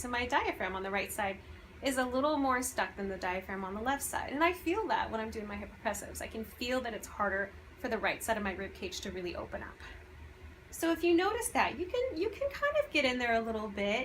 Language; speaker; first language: English; native; English